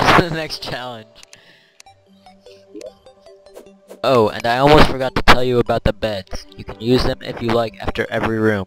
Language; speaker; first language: English; native; English